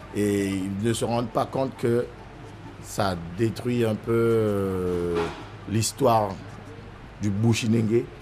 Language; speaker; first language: French; native; French